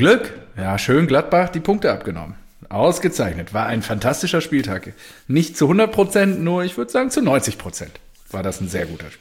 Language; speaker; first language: German; native; German